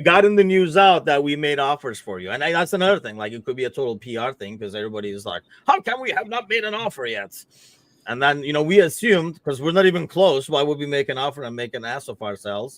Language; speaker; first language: English; native; English